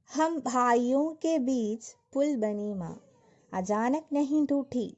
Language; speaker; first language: Hindi; non-native, local second language; Malayalam